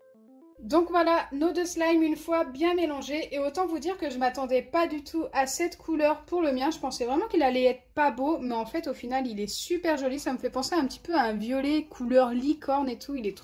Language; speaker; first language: French; native; French